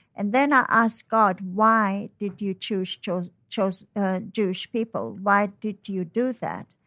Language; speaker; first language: English; non-native, fluent; Uzbek